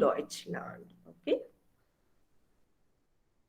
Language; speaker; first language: German; non-native, fluent; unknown